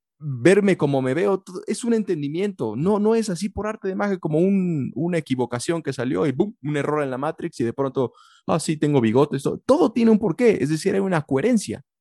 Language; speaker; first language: Spanish; early bilingual, heritage; Spanish